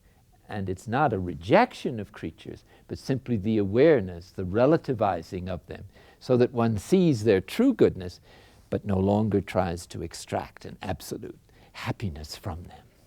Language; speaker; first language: English; native; English